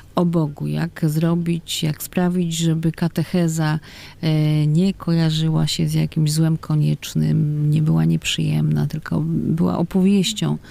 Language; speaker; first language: Polish; native; Polish